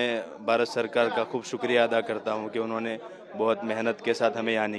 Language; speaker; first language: Hindi; native; Hindi